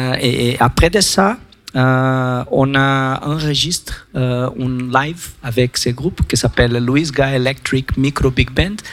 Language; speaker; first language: French; non-native, learner; Portuguese